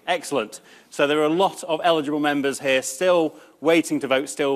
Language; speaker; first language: English; native; English